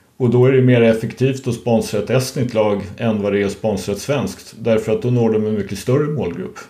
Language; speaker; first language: Swedish; native; Swedish